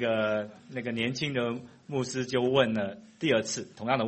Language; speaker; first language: Chinese; non-native, fluent; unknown